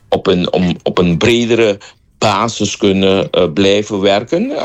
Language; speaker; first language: Dutch; non-native, local second language; Papiamento